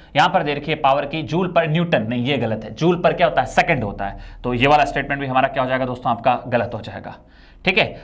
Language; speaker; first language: Hindi; native; Hindi